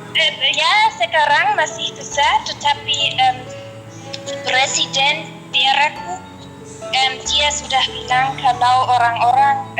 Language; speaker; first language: Indonesian; non-native, fluent; German